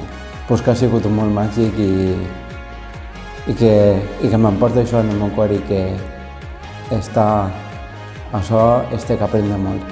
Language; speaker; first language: Catalan; non-native, local second language; Spanish